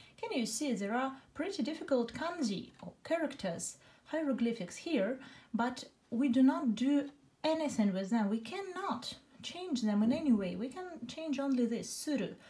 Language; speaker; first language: English; non-native, fluent; Russian